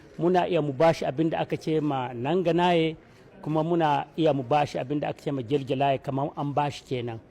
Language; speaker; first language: Hausa; native; Hausa